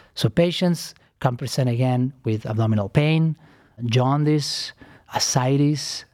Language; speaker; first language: English; non-native, fluent; Spanish